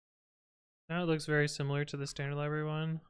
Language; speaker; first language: English; native; English